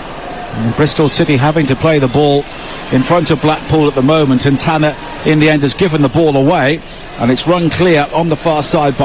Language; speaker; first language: English; native; English